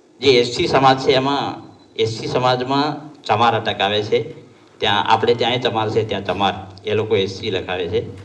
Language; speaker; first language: Gujarati; non-native, local second language; Bhili